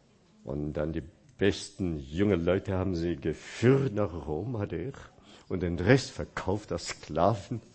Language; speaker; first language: German; non-native, fluent; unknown